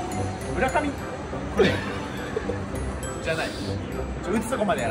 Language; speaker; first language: Japanese; native; Japanese